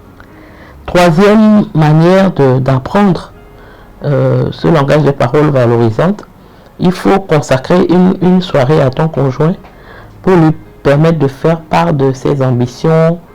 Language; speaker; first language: French; native; French